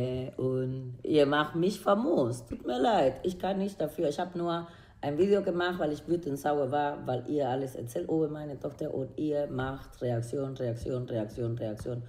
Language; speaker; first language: German; non-native, learner; Spanish